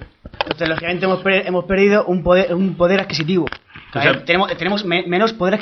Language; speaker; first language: Spanish; native; Spanish